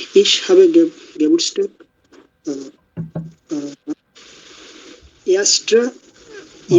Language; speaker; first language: German; non-native, learner; Bangla